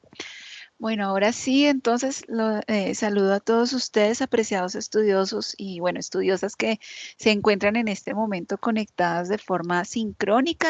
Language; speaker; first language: Spanish; native; Spanish